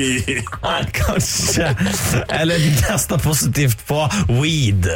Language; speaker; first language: Norwegian; native; Norwegian